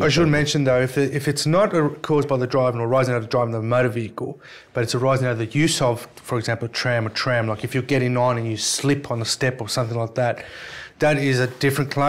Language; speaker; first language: English; native; English